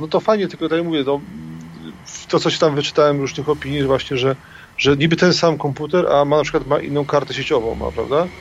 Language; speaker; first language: Polish; native; Polish